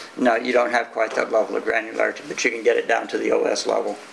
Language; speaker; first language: English; native; English